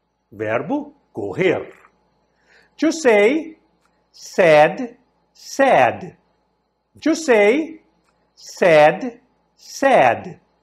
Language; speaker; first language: English; non-native, fluent; Portuguese